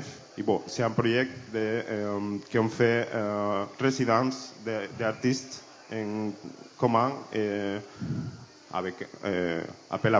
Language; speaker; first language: French; non-native, learner; Spanish